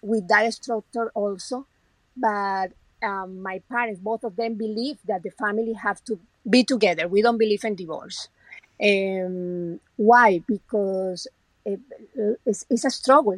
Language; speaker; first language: English; non-native, fluent; Spanish